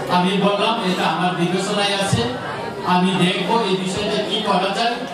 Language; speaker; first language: Bangla; non-native, local second language; Kok Borok